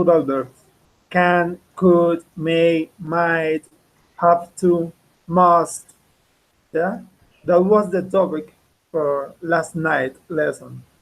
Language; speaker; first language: English; non-native, fluent; Spanish